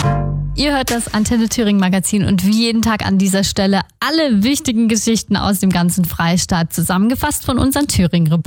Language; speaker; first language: German; native; German